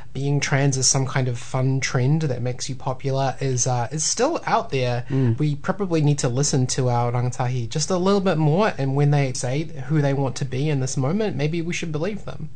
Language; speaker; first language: English; native; English